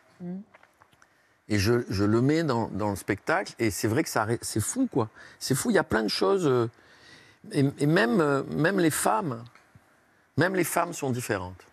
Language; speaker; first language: French; early bilingual, heritage; French